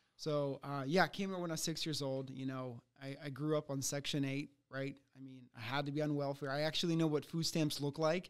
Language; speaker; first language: English; early bilingual, other home language; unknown